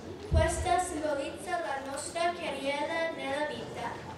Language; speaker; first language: Italian; non-native, learner; English